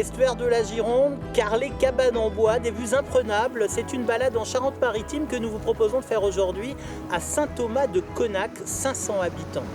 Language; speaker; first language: French; native; French